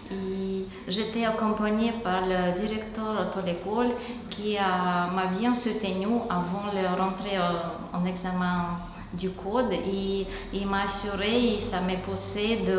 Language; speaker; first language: French; non-native, fluent; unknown